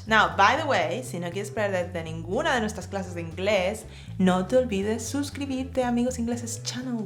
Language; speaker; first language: Spanish; native; Spanish